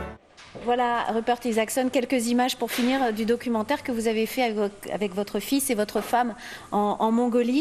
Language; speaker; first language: French; native; French